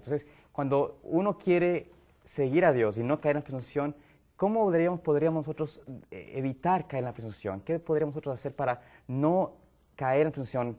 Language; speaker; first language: Spanish; native; Spanish